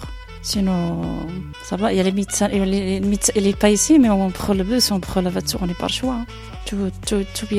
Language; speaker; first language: French; non-native, learner; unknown